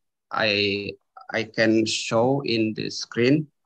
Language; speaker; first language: English; non-native, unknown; Indonesian